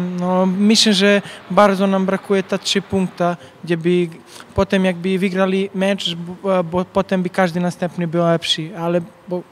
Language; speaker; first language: Polish; non-native, learner; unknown